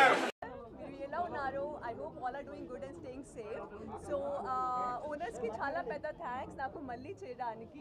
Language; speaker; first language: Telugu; non-native, learner; Hindi